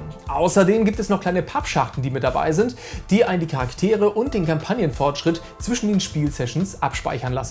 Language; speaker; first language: German; native; German